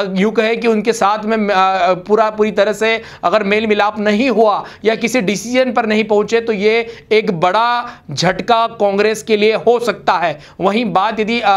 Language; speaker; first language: Hindi; native; Hindi